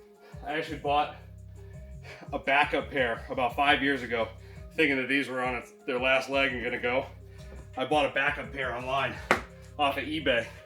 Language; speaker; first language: English; native; English